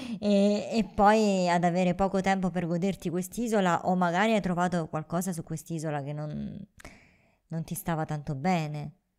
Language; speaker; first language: Italian; native; Italian